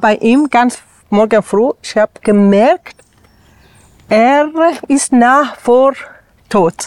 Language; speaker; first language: German; non-native, learner; Persian